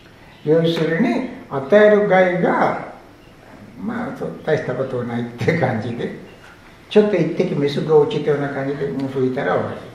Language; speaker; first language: Japanese; non-native, fluent; Sinhala